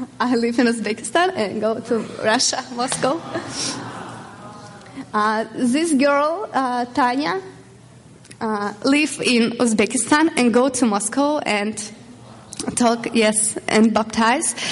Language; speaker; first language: English; non-native, learner; Russian